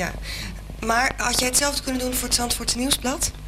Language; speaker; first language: Dutch; native; Dutch